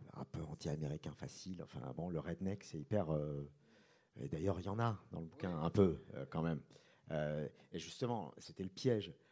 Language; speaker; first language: French; native; French